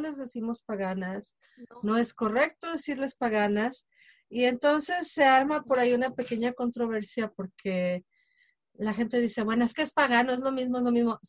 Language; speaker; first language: Spanish; native; Spanish